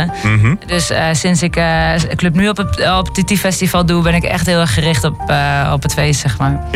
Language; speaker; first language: Dutch; native; Dutch